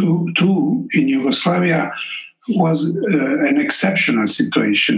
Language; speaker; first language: English; non-native, fluent; Slovenian